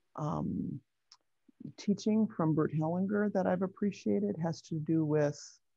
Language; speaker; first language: English; native; English